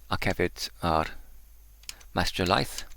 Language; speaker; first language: Welsh; non-native, learner; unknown